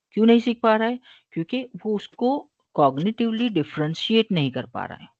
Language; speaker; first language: Hindi; non-native, local second language; Gujarati